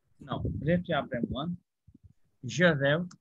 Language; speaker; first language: French; non-native, fluent; Hindi